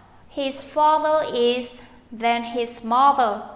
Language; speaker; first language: English; non-native, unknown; Vietnamese